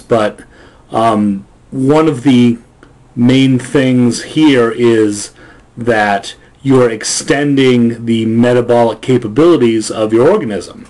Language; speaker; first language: English; native; English